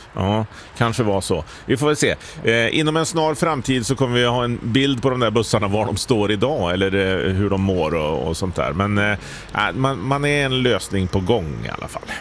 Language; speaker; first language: Swedish; native; Swedish